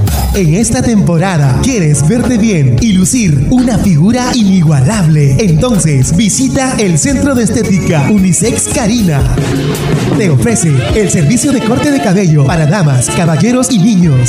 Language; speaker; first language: Spanish; native; Spanish